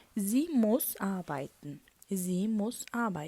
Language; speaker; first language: German; non-native, fluent; Turkish